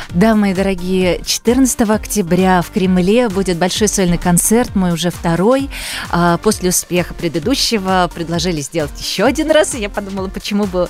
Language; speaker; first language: Russian; early bilingual, other home language; Kurdish